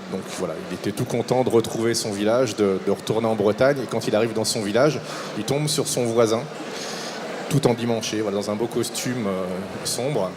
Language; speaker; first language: French; native; French